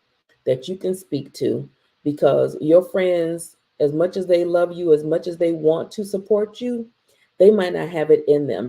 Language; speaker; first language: English; native; English